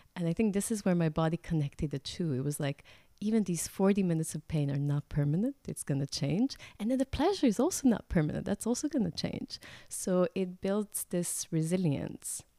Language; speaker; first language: English; non-native, fluent; Croatian